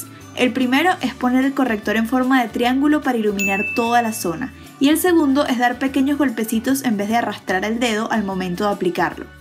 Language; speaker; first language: Spanish; native; Spanish